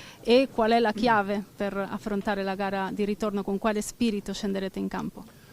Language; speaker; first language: Italian; native; Italian